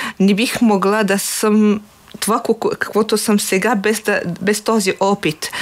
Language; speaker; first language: Bulgarian; non-native, fluent; Arabic